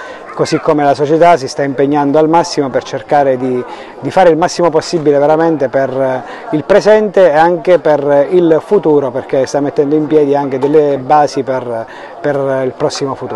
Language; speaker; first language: Italian; native; Italian